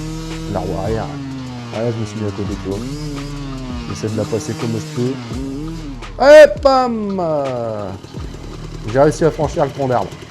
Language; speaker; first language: French; native; French